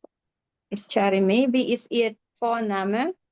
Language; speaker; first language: German; non-native, fluent; Filipino